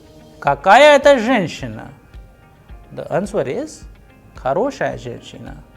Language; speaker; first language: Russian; non-native, fluent; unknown